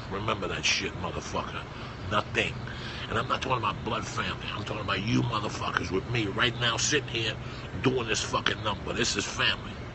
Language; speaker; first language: English; early bilingual, other home language; Spanish